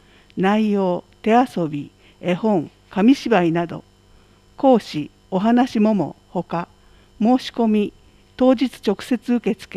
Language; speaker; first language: Japanese; native; Japanese